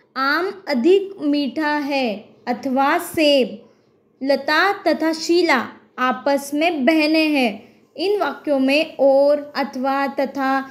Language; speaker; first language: Hindi; non-native, local second language; Marathi